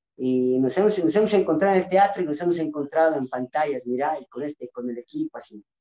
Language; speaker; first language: Spanish; non-native, local second language; Quechua